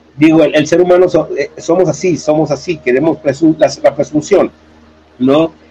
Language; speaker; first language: Spanish; native; Spanish